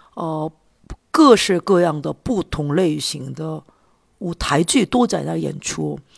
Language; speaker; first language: Chinese; non-native, fluent; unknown